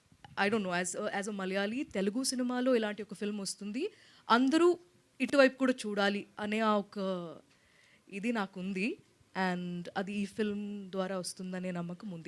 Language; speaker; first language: Telugu; non-native, local second language; Malayalam